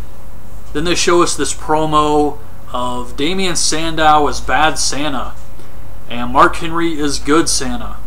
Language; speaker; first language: English; native; English